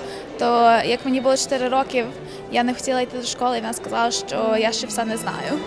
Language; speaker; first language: Ukrainian; early bilingual, heritage; Ukrainian